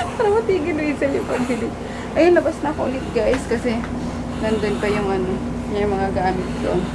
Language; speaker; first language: Filipino; native; Filipino